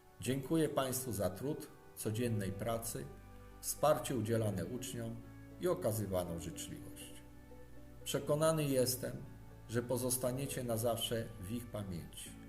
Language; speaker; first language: Polish; native; Polish